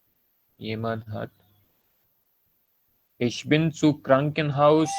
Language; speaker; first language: German; non-native, learner; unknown